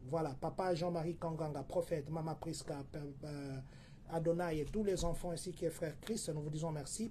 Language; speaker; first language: French; non-native, local second language; Lingala